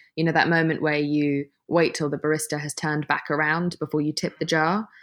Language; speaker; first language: English; native; English